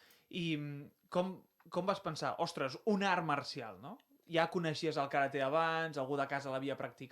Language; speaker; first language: Catalan; native; Catalan